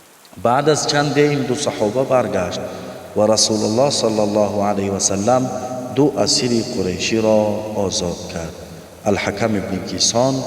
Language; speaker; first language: Persian; native; Persian